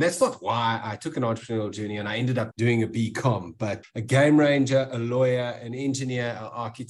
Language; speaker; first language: English; native; English